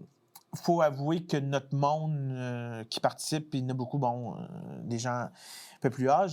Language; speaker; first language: French; native; French